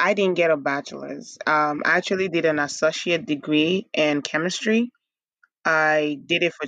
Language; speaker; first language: English; non-native, local second language; Igbo